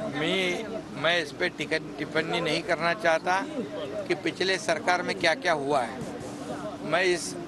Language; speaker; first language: Hindi; non-native, local second language; Marathi